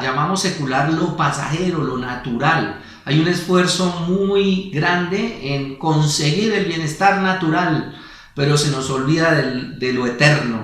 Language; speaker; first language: Spanish; native; Spanish